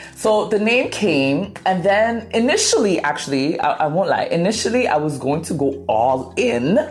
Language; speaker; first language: English; non-native, local second language; Akan